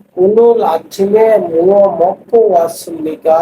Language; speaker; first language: Korean; non-native, fluent; Bangla